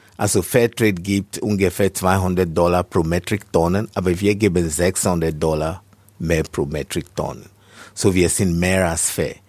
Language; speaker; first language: German; non-native, fluent; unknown